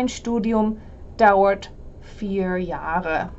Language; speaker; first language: German; non-native, fluent; English